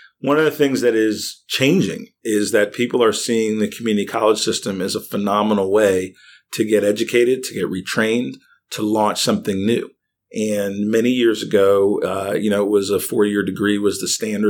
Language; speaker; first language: English; native; English